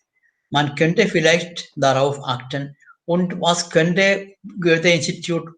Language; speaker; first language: German; non-native, fluent; Malayalam